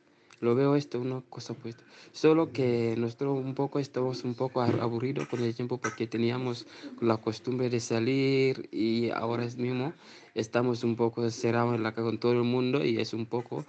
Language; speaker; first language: Spanish; non-native, learner; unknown